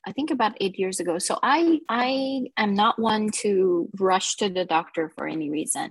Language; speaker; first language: English; non-native, fluent; Persian